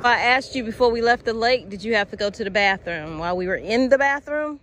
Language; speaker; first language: English; native; English